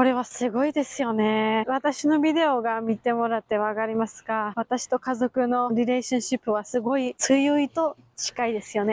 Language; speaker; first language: Japanese; non-native, learner; Georgian